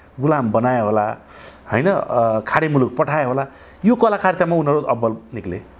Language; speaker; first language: Nepali; native; Nepali